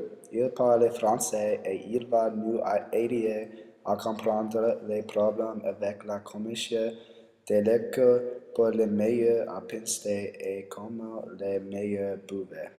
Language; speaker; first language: French; non-native, learner; English